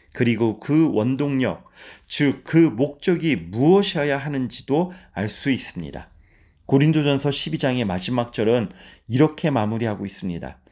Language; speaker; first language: Korean; native; Korean